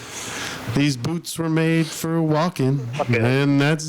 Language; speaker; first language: English; native; English